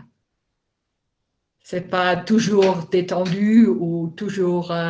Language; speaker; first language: French; non-native, learner; Dutch